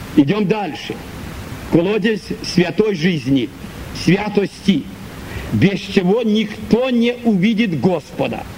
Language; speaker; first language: Russian; native; Russian